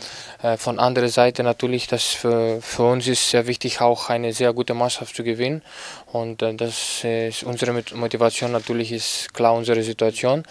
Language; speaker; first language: German; non-native, fluent; Greek